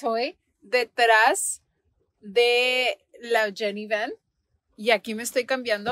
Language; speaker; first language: Spanish; early bilingual, heritage; Spanish